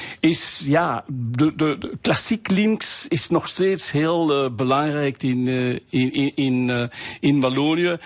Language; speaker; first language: Dutch; non-native, local second language; French